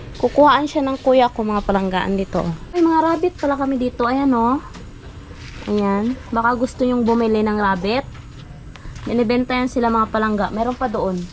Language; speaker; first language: Filipino; non-native, local second language; Hiligaynon